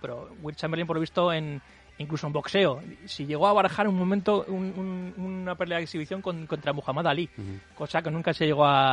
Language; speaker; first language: Spanish; native; Spanish